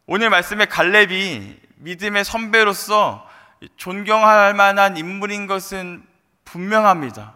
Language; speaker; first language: Korean; native; Korean